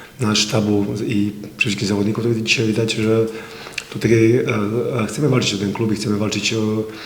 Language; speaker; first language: Polish; non-native, fluent; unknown